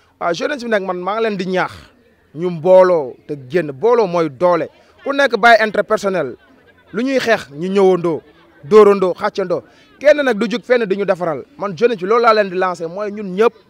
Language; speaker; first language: Wolof; native; Wolof